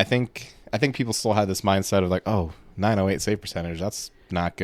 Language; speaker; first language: English; native; English